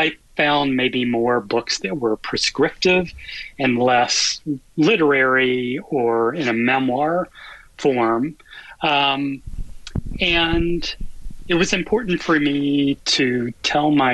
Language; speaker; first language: English; native; English